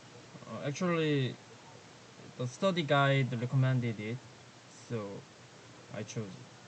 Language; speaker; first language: English; non-native, learner; Korean